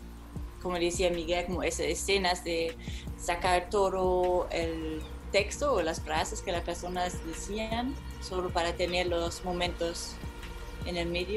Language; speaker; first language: Spanish; non-native, fluent; German